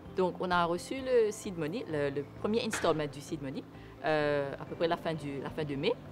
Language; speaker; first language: French; non-native, local second language; Morisyen